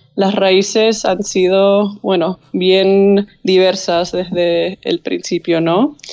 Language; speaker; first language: Spanish; early bilingual, heritage; English